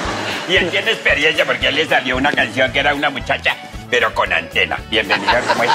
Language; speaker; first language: Spanish; native; Spanish